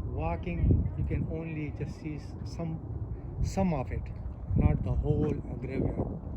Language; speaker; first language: English; non-native, local second language; Hindi